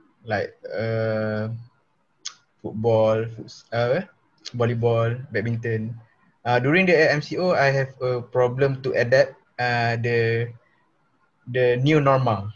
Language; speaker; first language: English; non-native, local second language; Malay